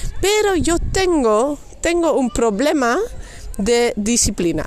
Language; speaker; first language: Spanish; non-native, fluent; Dutch